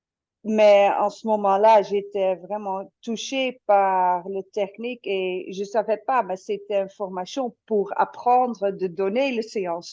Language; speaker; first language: French; non-native, fluent; Dutch